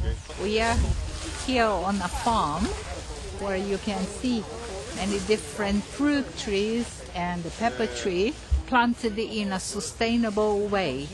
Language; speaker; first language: English; non-native, fluent; Portuguese